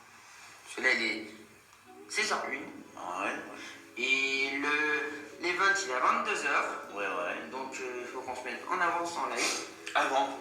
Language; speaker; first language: French; native; French